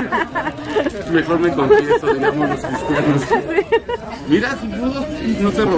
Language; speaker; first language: Spanish; native; Spanish